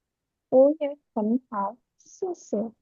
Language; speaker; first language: Chinese; non-native, learner; Indonesian